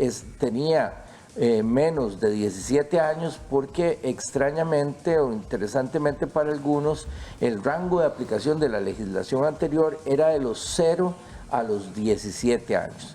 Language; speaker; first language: Spanish; native; Spanish